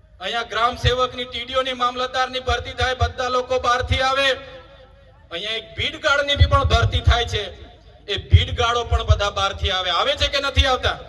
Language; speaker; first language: Gujarati; non-native, local second language; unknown